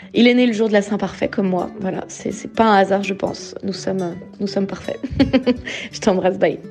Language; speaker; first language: French; native; French